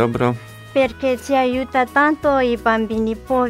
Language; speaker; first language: Italian; non-native, learner; Malagasy